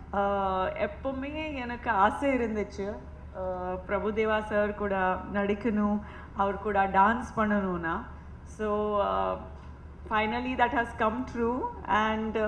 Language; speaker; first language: Tamil; non-native, fluent; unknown